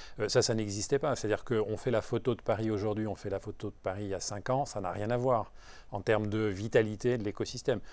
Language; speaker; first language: French; native; French